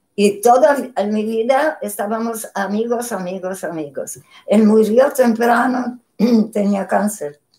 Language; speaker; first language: Spanish; non-native, learner; Polish